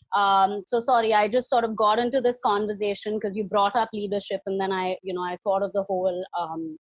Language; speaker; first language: English; non-native, local second language; Hindi